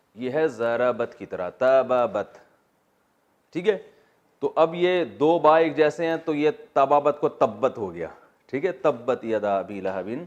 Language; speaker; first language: Urdu; native; Urdu